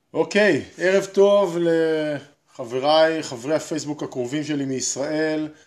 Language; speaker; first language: Hebrew; native; Hebrew